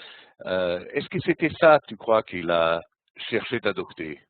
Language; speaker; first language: French; non-native, fluent; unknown